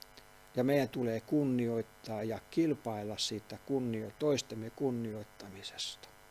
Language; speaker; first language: Finnish; native; Finnish